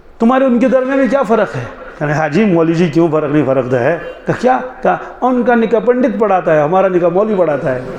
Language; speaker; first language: Urdu; non-native, local second language; Kashmiri